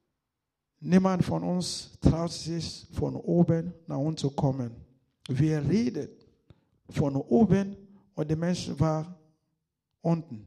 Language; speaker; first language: German; non-native, learner; Lingala